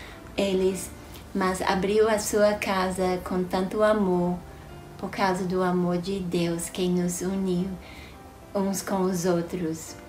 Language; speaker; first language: Portuguese; non-native, fluent; English